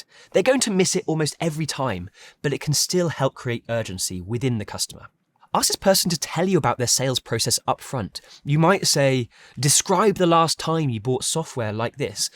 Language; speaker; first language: English; native; English